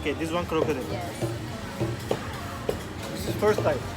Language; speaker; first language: English; non-native, learner; Turkish